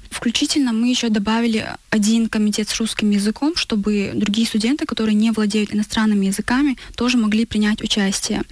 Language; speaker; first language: Russian; non-native, local second language; Chechen